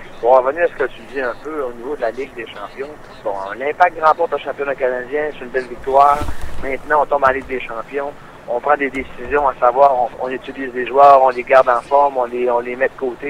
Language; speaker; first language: French; native; French